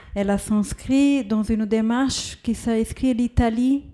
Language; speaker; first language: French; non-native, fluent; Portuguese